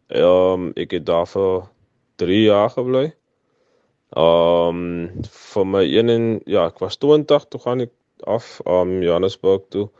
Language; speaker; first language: Afrikaans; native; Afrikaans